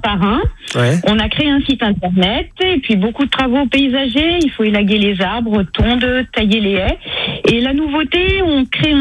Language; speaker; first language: French; native; French